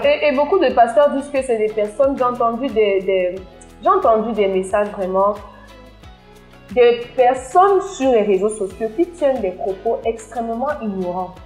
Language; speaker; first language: French; native; French